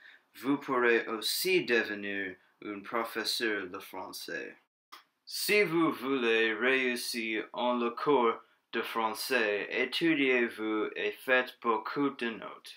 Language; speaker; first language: French; non-native, learner; English